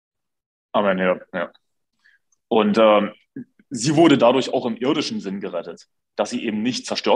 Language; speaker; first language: German; native; German